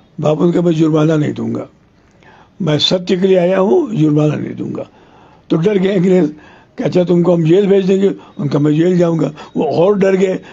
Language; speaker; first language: Hindi; non-native, local second language; Telugu